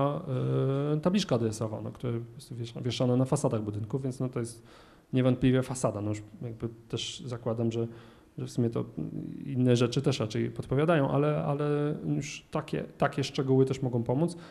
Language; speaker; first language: Polish; native; Polish